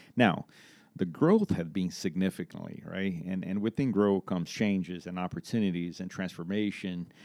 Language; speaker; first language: English; non-native, fluent; Portuguese